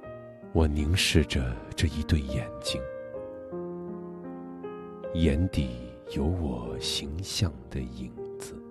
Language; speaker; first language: Chinese; native; Chinese